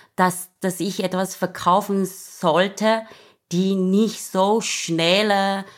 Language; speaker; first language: German; non-native, learner; Chinese